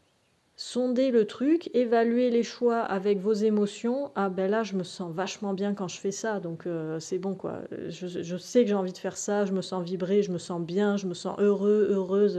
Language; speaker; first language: French; native; French